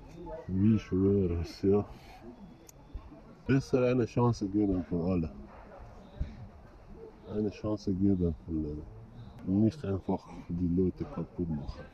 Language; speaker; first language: German; non-native, learner; Persian